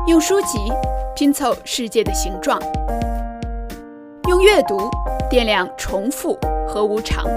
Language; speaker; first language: Chinese; native; Chinese